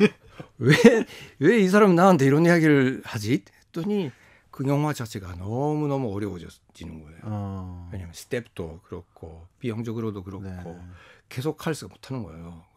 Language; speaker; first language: Korean; non-native, fluent; Japanese